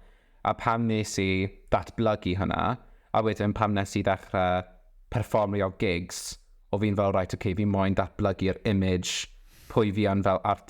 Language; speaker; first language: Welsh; non-native, local second language; English